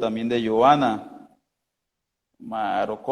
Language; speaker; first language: Spanish; native; Spanish